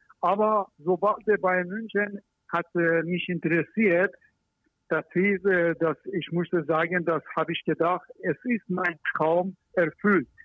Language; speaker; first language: German; non-native, learner; Persian